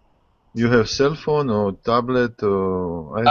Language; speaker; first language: English; non-native, learner; Russian